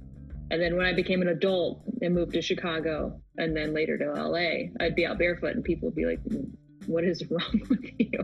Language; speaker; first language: English; native; English